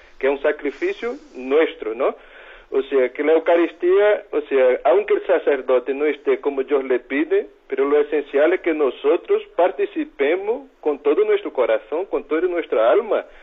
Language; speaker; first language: Spanish; non-native, fluent; Portuguese